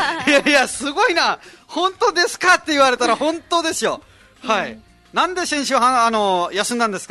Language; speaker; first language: Japanese; non-native, fluent; Nepali